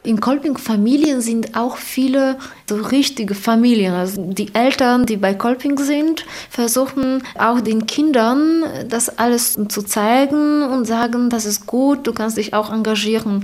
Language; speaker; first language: German; non-native, fluent; Polish